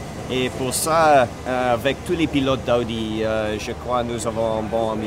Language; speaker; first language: French; non-native, learner; English